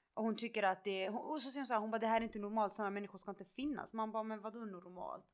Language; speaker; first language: Swedish; early bilingual, other home language; Kurdish